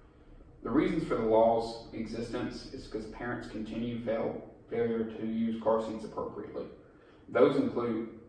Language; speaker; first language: English; native; English